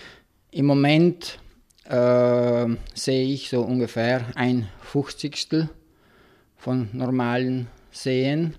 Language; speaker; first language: German; non-native, local second language; Italian